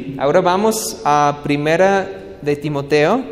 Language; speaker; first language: Spanish; non-native, learner; English